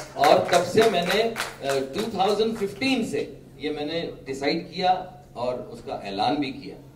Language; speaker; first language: Hindi; non-native, local second language; Marathi